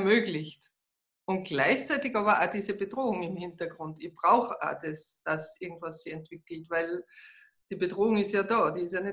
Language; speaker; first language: German; native; German